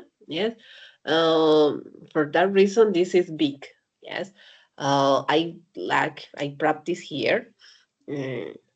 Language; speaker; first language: English; non-native, learner; Spanish